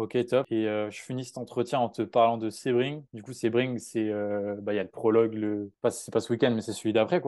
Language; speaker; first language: French; native; French